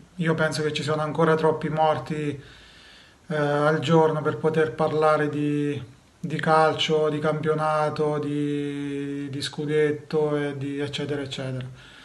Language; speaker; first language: Italian; native; Italian